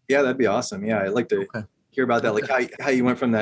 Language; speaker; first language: English; native; English